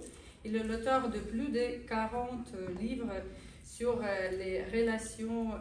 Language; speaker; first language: French; non-native, fluent; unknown